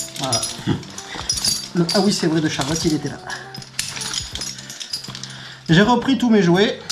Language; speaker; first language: French; native; French